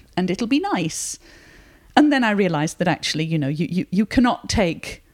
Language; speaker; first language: English; non-native, local second language; French